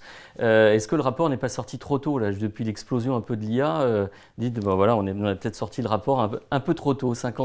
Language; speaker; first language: French; native; French